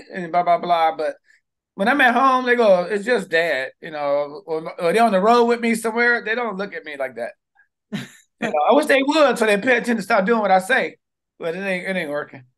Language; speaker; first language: English; native; English